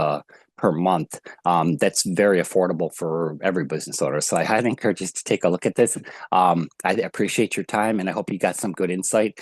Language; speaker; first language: English; native; English